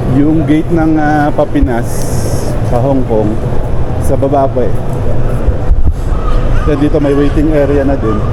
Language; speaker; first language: Filipino; non-native, local second language; Pampanga